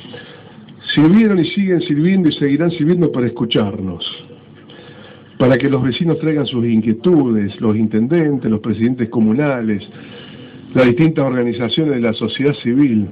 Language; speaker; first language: Spanish; native; Spanish